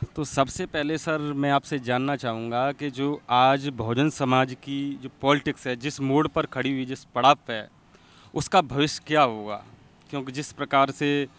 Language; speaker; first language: Hindi; native; Hindi